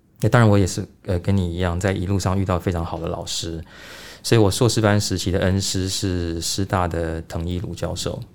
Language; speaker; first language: Chinese; native; Chinese